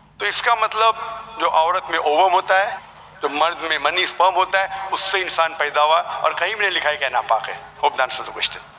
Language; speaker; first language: Urdu; non-native, local second language; Konkani